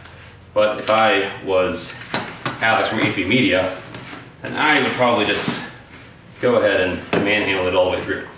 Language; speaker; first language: English; native; English